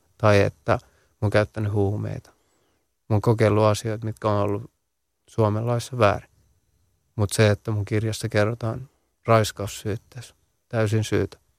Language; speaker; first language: Finnish; early bilingual, other home language; Central Kurdish